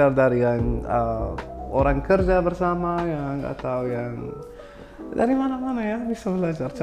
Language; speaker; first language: Indonesian; non-native, learner; Arabic